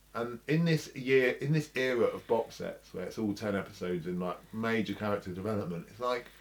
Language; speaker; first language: English; native; English